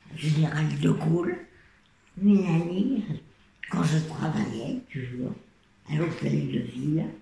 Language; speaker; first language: French; native; French